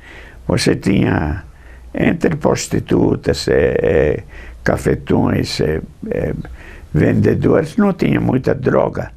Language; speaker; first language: Portuguese; non-native, fluent; English